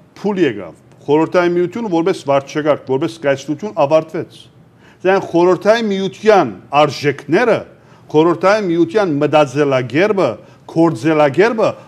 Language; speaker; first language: Armenian; early bilingual, heritage; Armenian